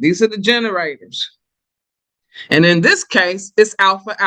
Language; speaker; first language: English; native; English